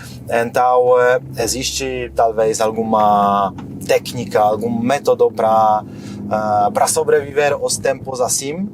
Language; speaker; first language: Portuguese; non-native, fluent; Polish